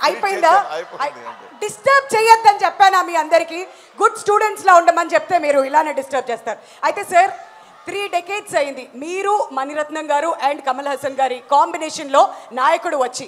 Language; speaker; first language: Telugu; native; Telugu